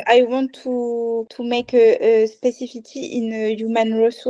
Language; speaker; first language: English; non-native, learner; French